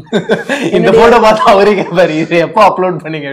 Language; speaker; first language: Tamil; native; Tamil